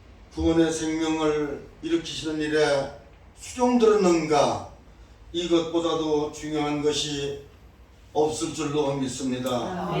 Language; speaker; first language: Korean; native; Korean